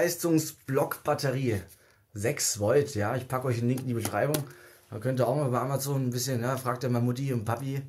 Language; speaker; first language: German; native; German